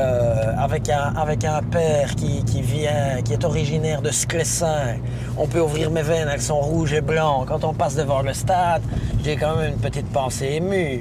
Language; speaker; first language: French; native; French